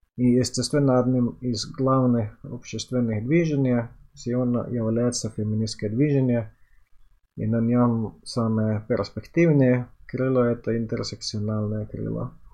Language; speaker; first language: Russian; non-native, fluent; Finnish